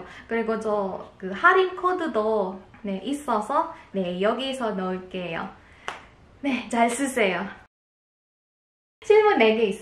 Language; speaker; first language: Korean; non-native, fluent; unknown